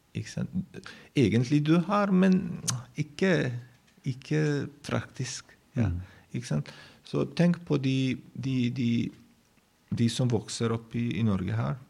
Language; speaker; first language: Norwegian; non-native, fluent; Bosnian